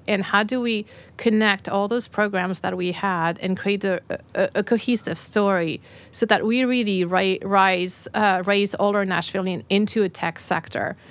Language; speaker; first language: English; non-native, fluent; French